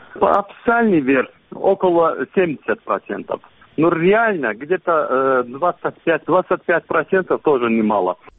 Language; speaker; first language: Russian; non-native, local second language; Azerbaijani